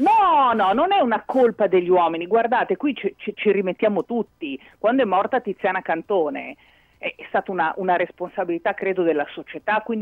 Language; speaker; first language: Italian; native; Italian